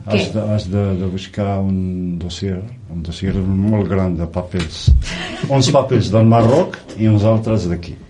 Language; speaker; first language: Catalan; non-native, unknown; Riffian